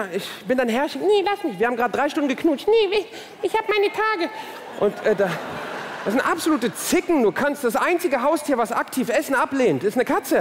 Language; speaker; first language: German; early bilingual, other home language; Turkish